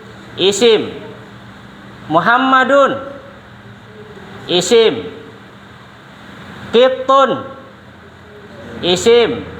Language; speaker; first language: Arabic; non-native, fluent; Indonesian